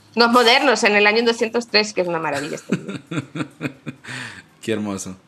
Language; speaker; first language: Spanish; native; Spanish